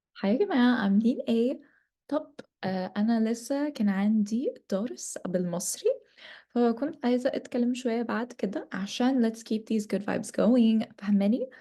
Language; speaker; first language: Egyptian Arabic; non-native, learner; English